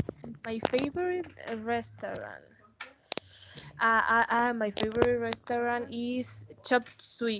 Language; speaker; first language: English; non-native, learner; Spanish